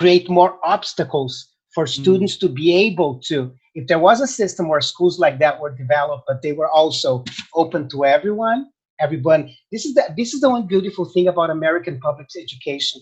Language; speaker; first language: English; non-native, fluent; Portuguese